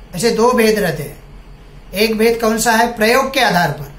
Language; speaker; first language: Hindi; non-native, local second language; Marathi